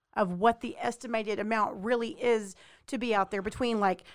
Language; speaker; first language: English; native; English